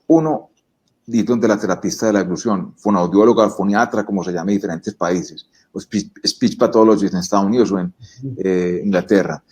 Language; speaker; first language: Spanish; native; Spanish